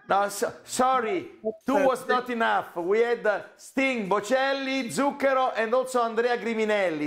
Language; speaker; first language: English; non-native, fluent; Italian